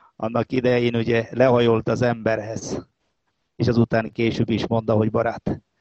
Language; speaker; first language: Hungarian; non-native, fluent; Malayalam